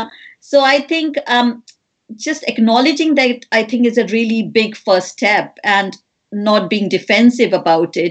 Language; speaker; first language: English; non-native, local second language; Hindi